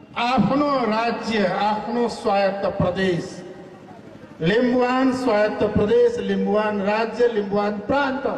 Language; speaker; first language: Nepali; non-native, local second language; Maithili